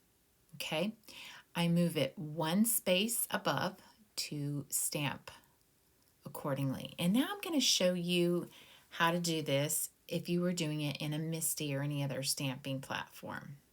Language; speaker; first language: English; native; English